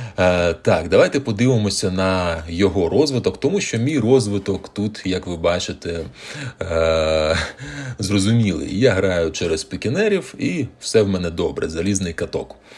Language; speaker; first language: Ukrainian; non-native, local second language; Russian